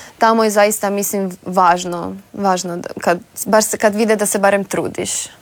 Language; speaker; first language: Croatian; native; Croatian